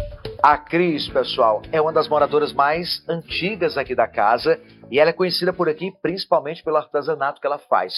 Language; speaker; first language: Portuguese; native; Portuguese